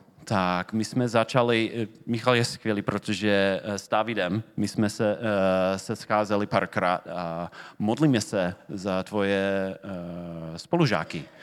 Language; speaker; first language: Czech; non-native, fluent; English